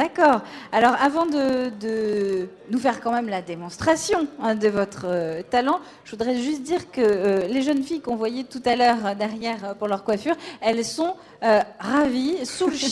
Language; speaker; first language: French; native; French